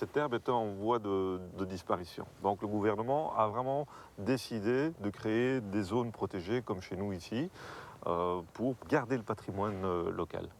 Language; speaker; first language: French; native; French